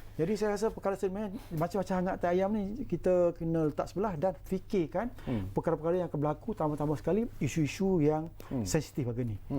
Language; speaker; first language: Malay; native; Malay